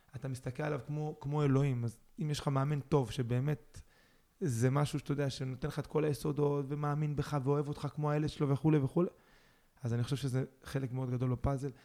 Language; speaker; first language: Hebrew; early bilingual, other home language; Spanish